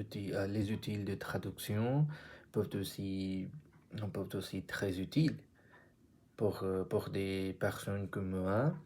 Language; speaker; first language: French; non-native, learner; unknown